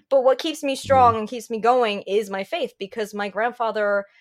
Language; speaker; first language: English; native; English